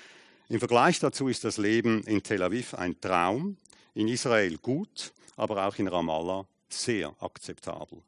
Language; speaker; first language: German; native; German